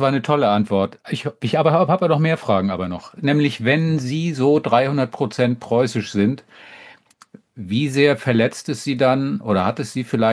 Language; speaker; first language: German; native; German